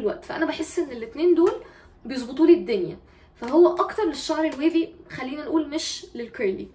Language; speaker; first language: Arabic; native; Arabic